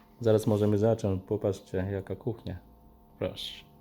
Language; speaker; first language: Polish; non-native, fluent; Vietnamese